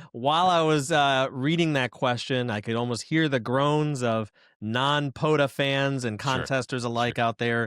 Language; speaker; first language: English; native; English